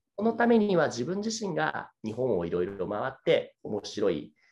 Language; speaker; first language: Japanese; native; Japanese